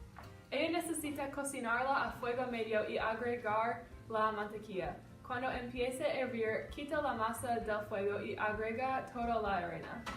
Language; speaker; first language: Spanish; non-native, learner; English